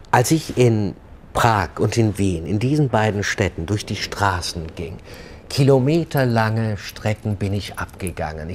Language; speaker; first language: German; early bilingual, other home language; Turkish